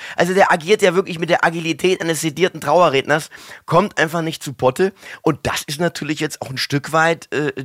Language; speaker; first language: German; native; German